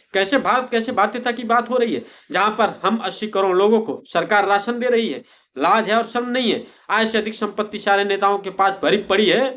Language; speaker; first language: Hindi; native; Hindi